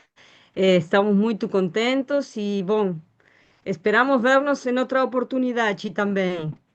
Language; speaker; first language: Portuguese; non-native, learner; Spanish